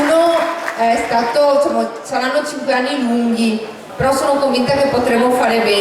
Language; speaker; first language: Italian; native; Italian